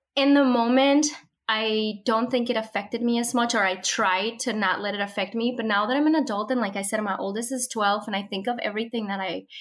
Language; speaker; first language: English; early bilingual, other home language; Spanish